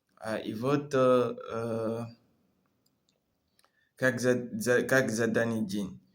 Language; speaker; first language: Russian; non-native, learner; French